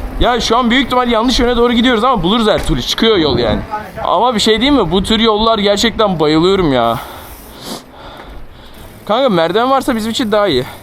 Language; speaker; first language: Turkish; native; Turkish